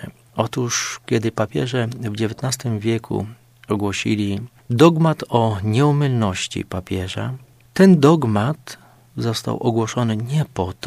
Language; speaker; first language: Polish; native; Polish